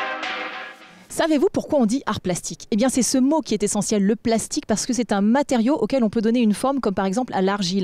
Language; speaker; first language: French; native; French